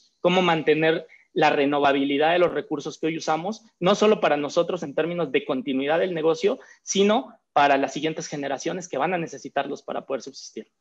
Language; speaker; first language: Spanish; native; Spanish